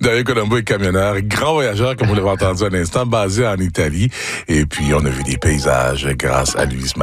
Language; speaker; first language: French; native; French